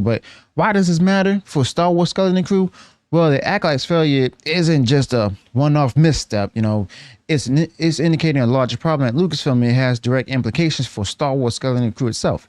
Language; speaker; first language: English; native; English